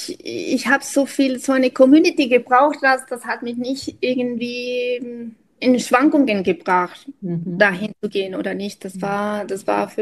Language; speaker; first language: German; non-native, fluent; Spanish